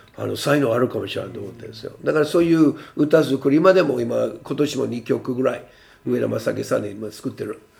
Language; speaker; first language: Japanese; non-native, fluent; English